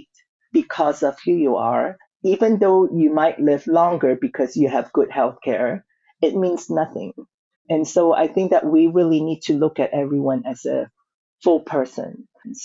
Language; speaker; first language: English; non-native, local second language; Cantonese